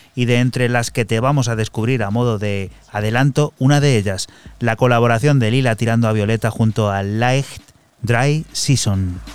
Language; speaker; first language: Spanish; native; Spanish